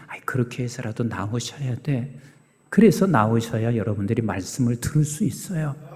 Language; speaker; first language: Korean; native; Korean